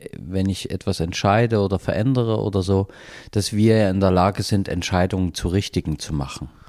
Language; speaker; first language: German; native; German